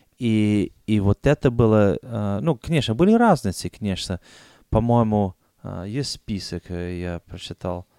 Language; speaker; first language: Russian; non-native, fluent; English